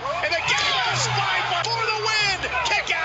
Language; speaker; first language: English; native; English